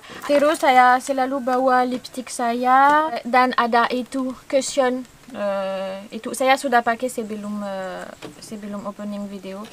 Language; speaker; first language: Indonesian; non-native, learner; French